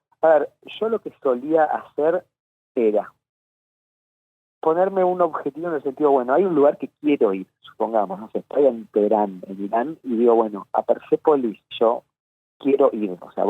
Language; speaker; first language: Spanish; native; Spanish